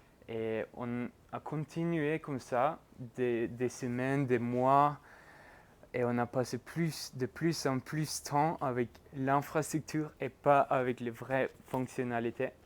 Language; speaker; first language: French; non-native, fluent; Norwegian